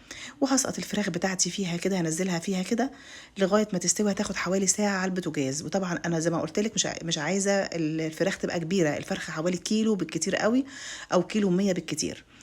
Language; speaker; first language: Arabic; native; Arabic